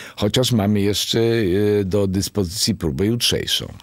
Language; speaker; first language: Polish; native; Polish